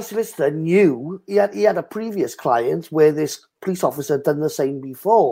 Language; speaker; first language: English; native; English